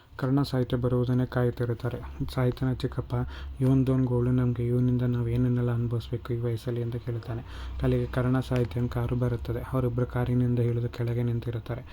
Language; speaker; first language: Kannada; native; Kannada